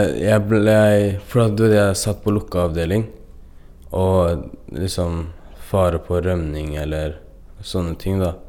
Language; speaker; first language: Norwegian; early bilingual, other home language; Kurdish